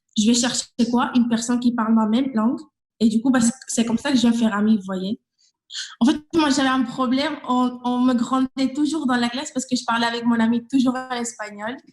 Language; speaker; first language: French; non-native, fluent; Spanish